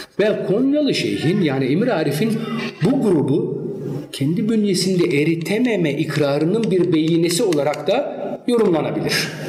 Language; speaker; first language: Turkish; early bilingual, heritage; Turkish